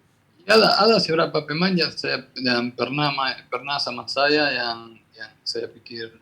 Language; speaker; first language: Indonesian; non-native, fluent; Spanish